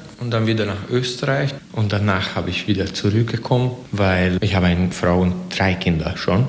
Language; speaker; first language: German; non-native, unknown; Hungarian